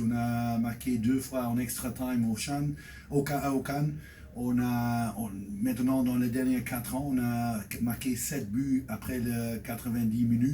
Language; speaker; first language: French; non-native, fluent; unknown